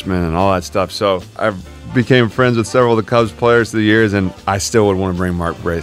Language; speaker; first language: English; native; English